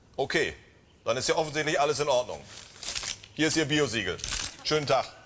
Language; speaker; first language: German; native; German